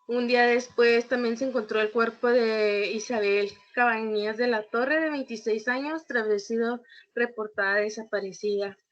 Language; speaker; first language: Spanish; native; Spanish